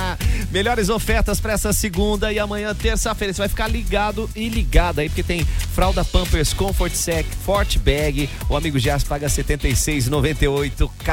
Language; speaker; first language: Portuguese; native; Portuguese